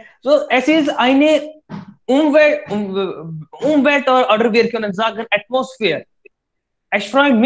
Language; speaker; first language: German; non-native, learner; Hindi